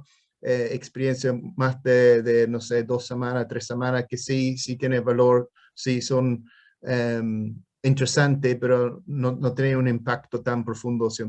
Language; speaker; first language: Spanish; non-native, fluent; English